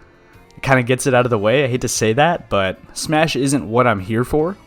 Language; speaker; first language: English; native; English